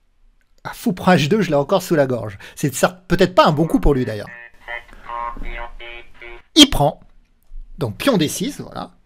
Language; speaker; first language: French; native; French